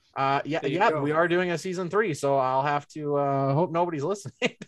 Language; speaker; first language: English; native; English